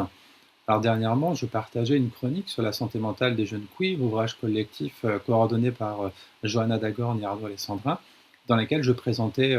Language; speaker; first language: French; native; French